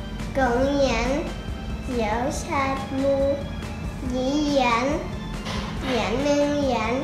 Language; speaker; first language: Chinese; non-native, learner; Thai